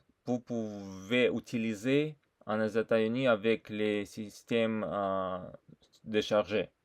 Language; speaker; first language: French; non-native, learner; Russian